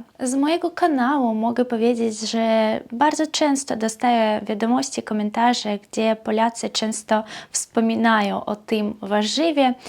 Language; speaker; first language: Polish; non-native, fluent; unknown